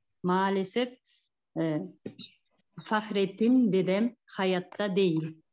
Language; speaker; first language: Turkish; non-native, learner; Kyrgyz